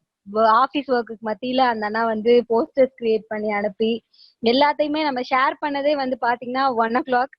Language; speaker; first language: Tamil; native; Tamil